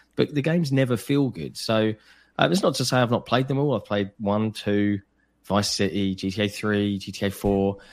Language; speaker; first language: English; native; English